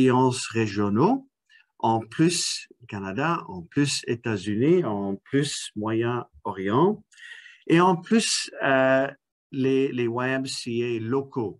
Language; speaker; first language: French; non-native, fluent; English